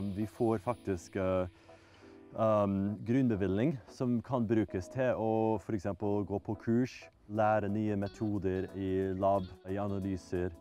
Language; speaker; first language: Norwegian; non-native, fluent; English